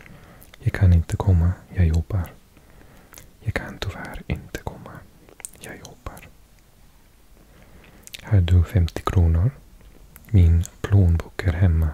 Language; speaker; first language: Swedish; non-native, learner; English